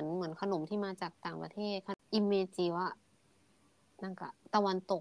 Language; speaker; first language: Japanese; non-native, fluent; Thai